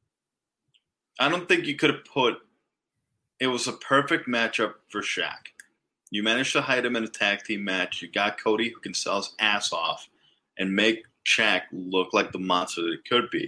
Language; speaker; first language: English; non-native, fluent; Spanish